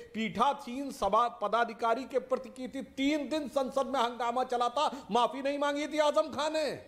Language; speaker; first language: Hindi; native; Hindi